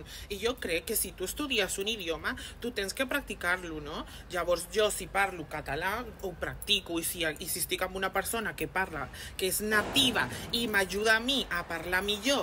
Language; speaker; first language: Catalan; early bilingual, other home language; Spanish